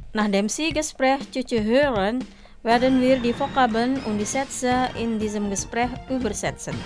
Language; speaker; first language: German; non-native, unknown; Indonesian